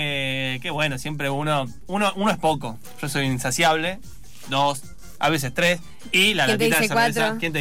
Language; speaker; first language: Spanish; native; Spanish